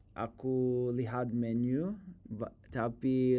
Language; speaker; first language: Indonesian; non-native, learner; English